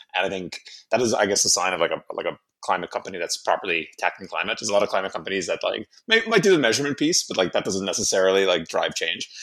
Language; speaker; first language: English; native; English